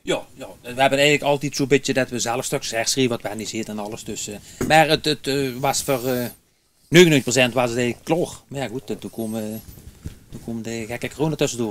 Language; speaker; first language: Dutch; native; Dutch